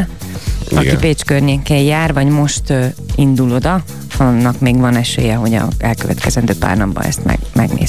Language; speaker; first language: Hungarian; native; Hungarian